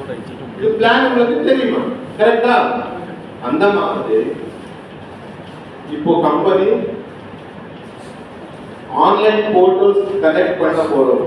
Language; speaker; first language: Tamil; non-native, learner; Kannada